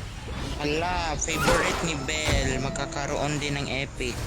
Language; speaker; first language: Filipino; native; Filipino